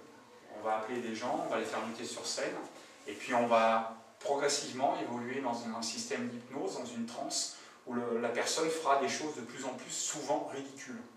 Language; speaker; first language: French; native; French